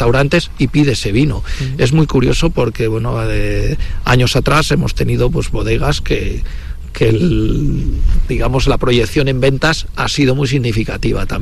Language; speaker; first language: Spanish; native; Spanish